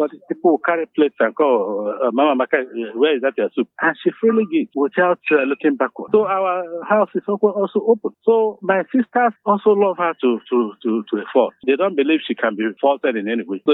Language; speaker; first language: English; non-native, local second language; Igbo